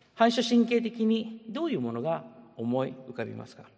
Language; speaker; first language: Japanese; early bilingual, heritage; Japanese